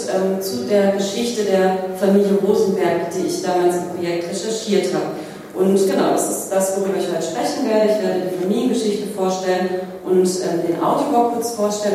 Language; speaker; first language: German; native; German